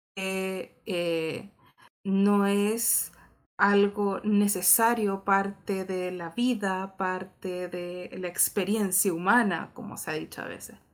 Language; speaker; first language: Spanish; native; Spanish